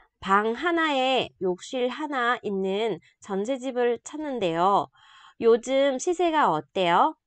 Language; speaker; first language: Korean; non-native, fluent; Vietnamese